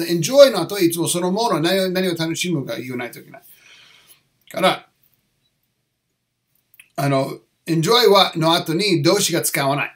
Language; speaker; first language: Japanese; non-native, learner; English